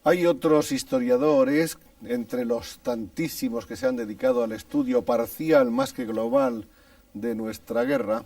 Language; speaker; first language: Spanish; native; Spanish